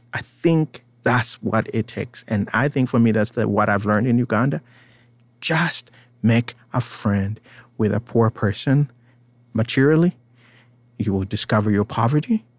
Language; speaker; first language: English; non-native, local second language; Ganda